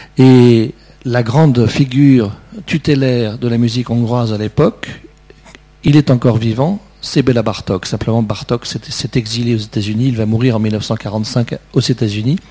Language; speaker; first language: French; native; French